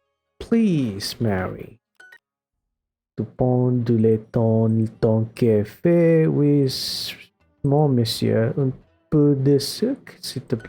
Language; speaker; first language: French; non-native, learner; English